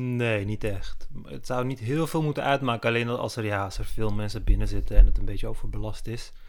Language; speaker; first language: Dutch; early bilingual, other home language; Turkish